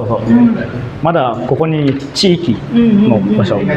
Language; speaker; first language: Japanese; non-native, fluent; Indonesian